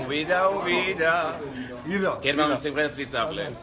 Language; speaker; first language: German; non-native, learner; Georgian